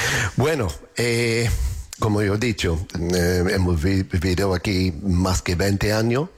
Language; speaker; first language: Spanish; non-native, learner; English